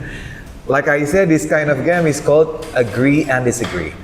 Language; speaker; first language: English; non-native, fluent; Indonesian